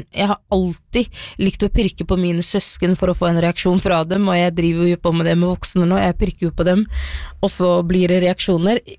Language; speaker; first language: Norwegian; early bilingual, other home language; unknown